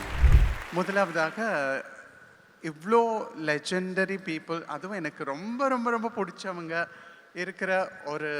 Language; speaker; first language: Tamil; native; Tamil